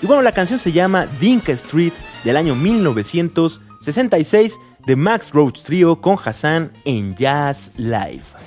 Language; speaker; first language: Spanish; native; Spanish